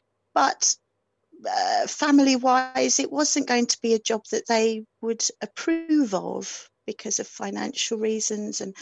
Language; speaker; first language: English; native; English